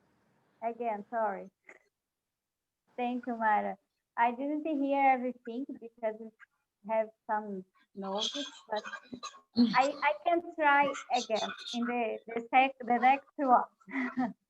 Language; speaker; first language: English; non-native, learner; Portuguese